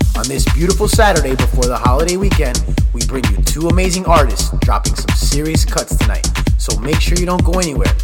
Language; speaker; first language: English; early bilingual, other home language; Spanish